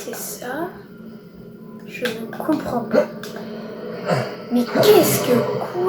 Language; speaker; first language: French; native; French